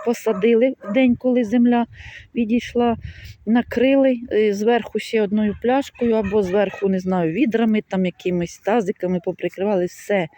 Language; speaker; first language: Ukrainian; native; Ukrainian